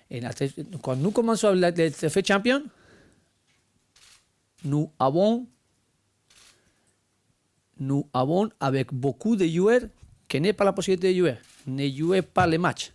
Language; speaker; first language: French; non-native, learner; Spanish